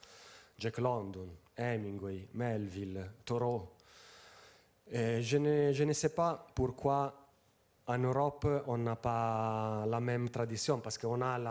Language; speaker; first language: French; non-native, fluent; Italian